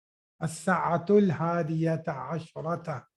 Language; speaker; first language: Arabic; non-native, fluent; Urdu